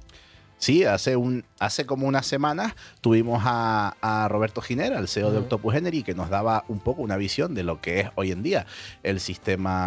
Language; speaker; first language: Spanish; native; Spanish